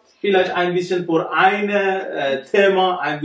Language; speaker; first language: German; non-native, learner; Persian